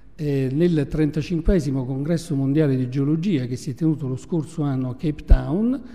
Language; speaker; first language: Italian; native; Italian